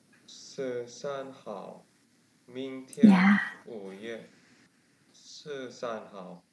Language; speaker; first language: Chinese; non-native, learner; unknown